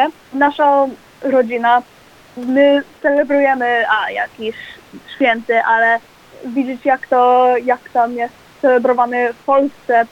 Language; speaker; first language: Polish; early bilingual, heritage; Polish